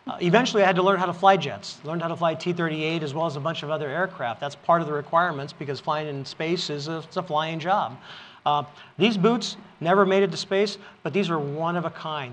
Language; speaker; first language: English; native; English